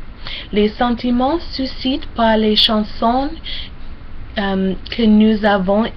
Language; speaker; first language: French; non-native, learner; English